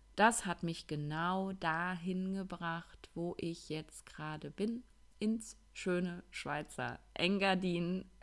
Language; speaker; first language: German; native; German